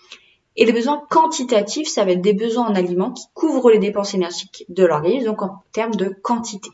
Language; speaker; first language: French; native; French